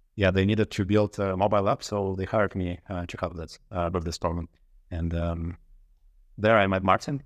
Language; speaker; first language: English; non-native, fluent; Russian